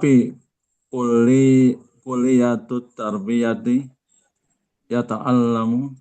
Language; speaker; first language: Arabic; non-native, learner; Indonesian